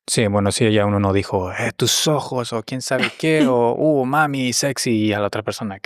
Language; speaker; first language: Spanish; native; Spanish